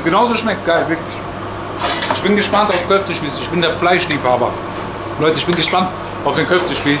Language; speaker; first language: German; native; German